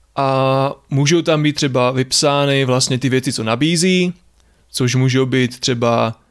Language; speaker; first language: Czech; native; Czech